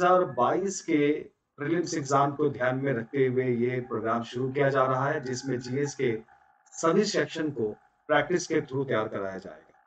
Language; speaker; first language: Hindi; native; Hindi